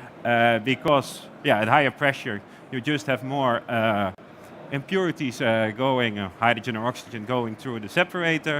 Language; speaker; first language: English; non-native, fluent; Dutch